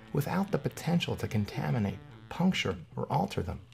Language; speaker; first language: English; native; English